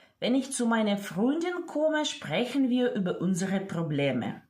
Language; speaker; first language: German; non-native, fluent; Ukrainian